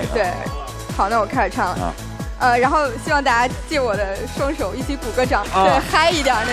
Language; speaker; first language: Chinese; native; Chinese